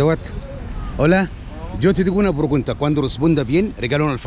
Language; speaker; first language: Spanish; non-native, learner; Arabic